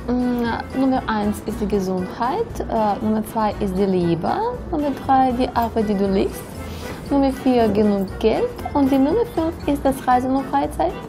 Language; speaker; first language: German; non-native, learner; Russian